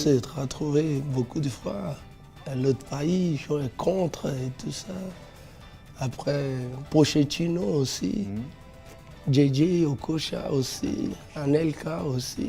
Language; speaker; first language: French; non-native, fluent; Portuguese